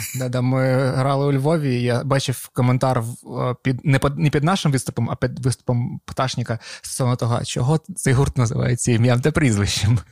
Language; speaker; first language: Ukrainian; non-native, local second language; Russian